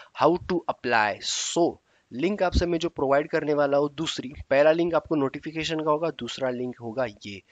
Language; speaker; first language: Hindi; native; Hindi